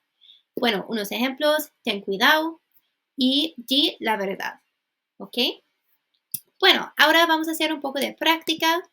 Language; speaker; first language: Spanish; non-native, fluent; English